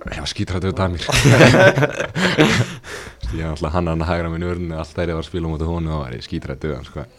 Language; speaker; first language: Icelandic; early bilingual, heritage; English